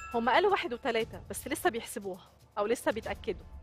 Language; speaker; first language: Arabic; native; Arabic